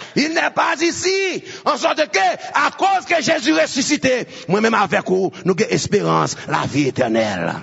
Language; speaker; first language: French; non-native, local second language; Haitian Creole